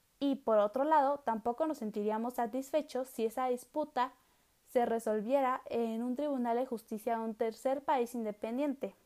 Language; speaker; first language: Spanish; native; Spanish